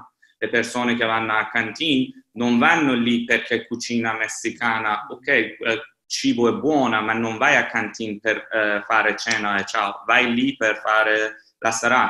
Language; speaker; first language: Italian; non-native, fluent; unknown